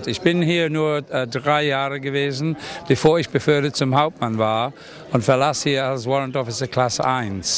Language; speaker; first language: German; non-native, learner; English